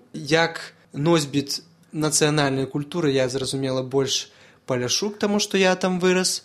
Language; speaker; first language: Belarusian; non-native, local second language; Russian